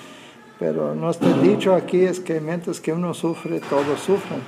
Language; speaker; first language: Spanish; non-native, fluent; English